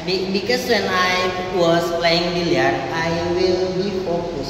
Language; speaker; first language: English; non-native, learner; Indonesian